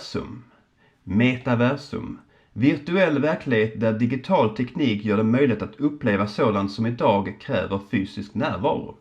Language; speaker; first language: Swedish; native; Swedish